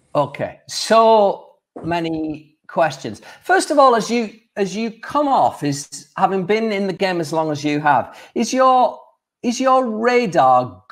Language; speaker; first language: English; native; English